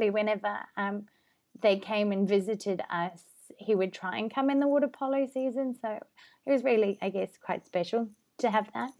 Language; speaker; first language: English; native; English